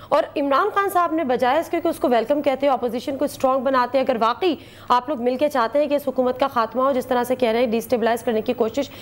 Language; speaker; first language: Urdu; native; Urdu